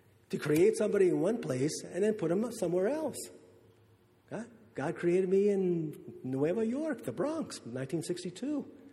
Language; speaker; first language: English; native; English